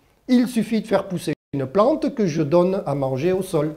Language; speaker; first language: French; early bilingual, other home language; German